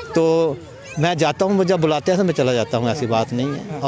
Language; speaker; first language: Hindi; native; Hindi